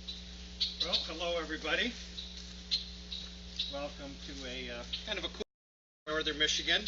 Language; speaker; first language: English; native; English